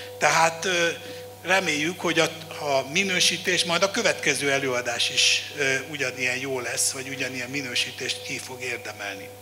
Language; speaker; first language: Hungarian; native; Hungarian